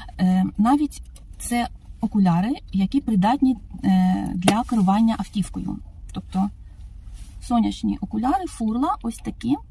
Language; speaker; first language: Ukrainian; native; Ukrainian